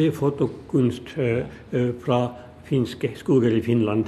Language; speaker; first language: Norwegian; non-native, fluent; Finnish